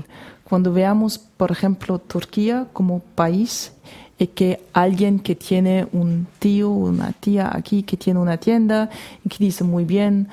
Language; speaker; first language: Spanish; non-native, fluent; German